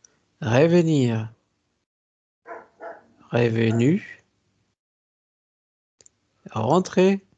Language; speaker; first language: French; non-native, fluent; Spanish